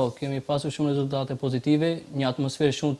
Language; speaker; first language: Albanian; native; Albanian